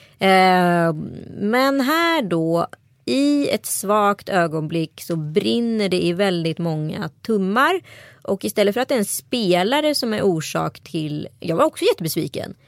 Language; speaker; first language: Swedish; native; Swedish